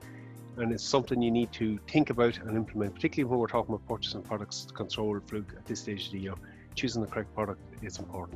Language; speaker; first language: English; native; English